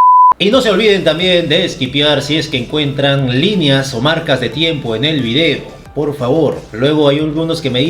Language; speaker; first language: Spanish; native; Spanish